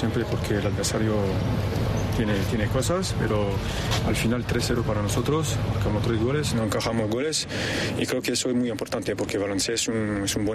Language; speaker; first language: Spanish; non-native, fluent; French